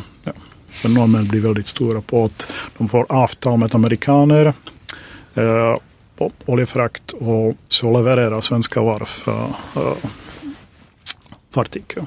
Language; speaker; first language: Swedish; non-native, fluent; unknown